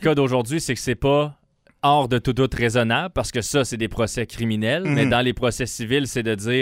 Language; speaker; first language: French; native; French